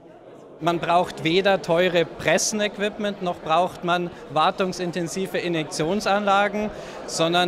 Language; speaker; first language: German; native; German